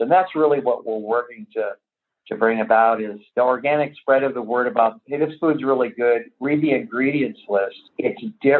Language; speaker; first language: English; native; English